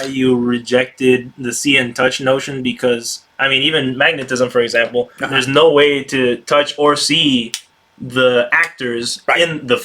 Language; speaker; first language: English; native; English